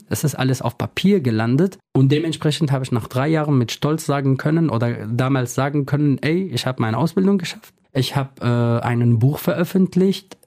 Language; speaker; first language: German; non-native, fluent; Kurdish